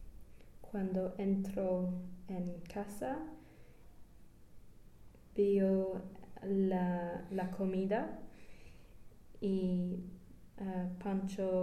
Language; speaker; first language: Spanish; non-native, learner; English